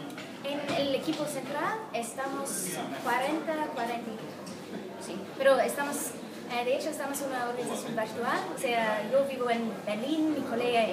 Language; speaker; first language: Spanish; non-native, fluent; English